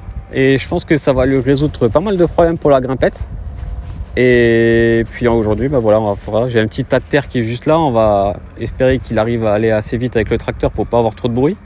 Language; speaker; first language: French; native; French